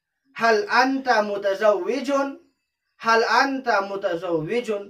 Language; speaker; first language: Arabic; non-native, fluent; Urdu